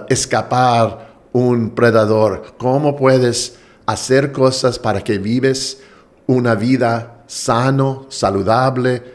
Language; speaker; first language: Spanish; non-native, fluent; English